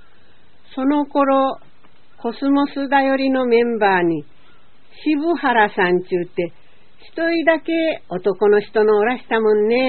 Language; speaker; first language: Japanese; native; Japanese